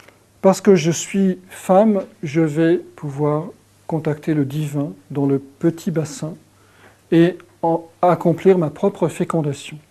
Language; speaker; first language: French; native; French